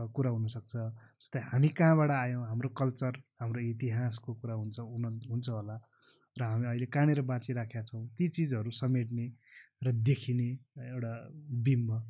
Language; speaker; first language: Nepali; non-native, local second language; Eastern Tamang